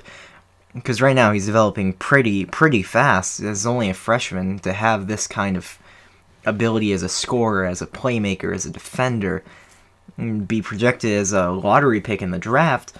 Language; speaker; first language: English; native; English